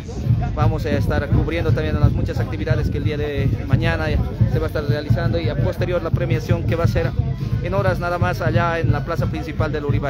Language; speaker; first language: Spanish; native; Spanish